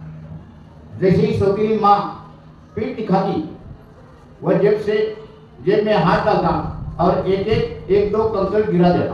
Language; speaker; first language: Hindi; non-native, local second language; Marathi